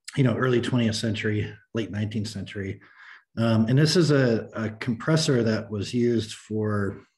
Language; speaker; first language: English; native; English